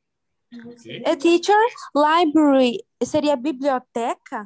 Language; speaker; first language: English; non-native, learner; Portuguese